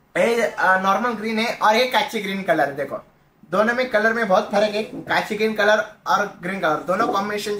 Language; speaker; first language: Hindi; non-native, local second language; Marathi